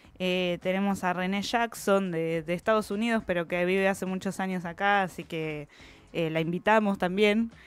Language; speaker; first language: Spanish; native; Spanish